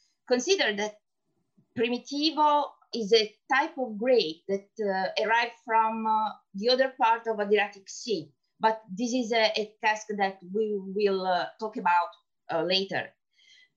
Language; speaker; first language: English; non-native, fluent; Italian